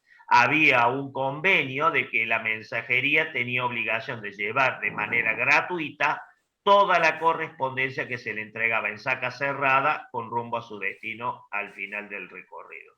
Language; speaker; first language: Spanish; native; Spanish